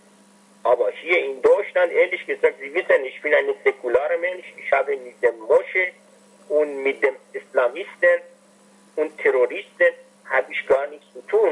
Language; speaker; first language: German; non-native, fluent; Persian